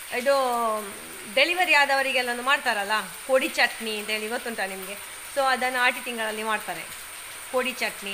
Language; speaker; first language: Kannada; non-native, local second language; Tulu